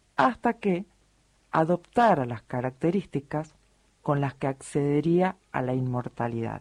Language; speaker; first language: Spanish; native; Spanish